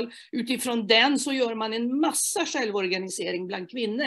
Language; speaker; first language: Swedish; native; Swedish